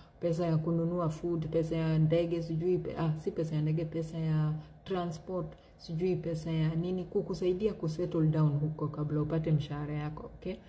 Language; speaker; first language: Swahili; native; Swahili